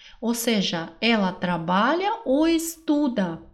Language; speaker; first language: Portuguese; non-native, fluent; Russian